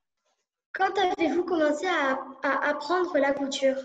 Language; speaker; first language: French; early bilingual, heritage; French